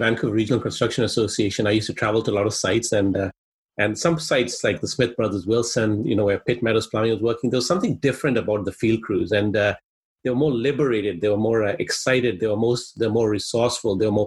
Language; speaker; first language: English; non-native, local second language; Swahili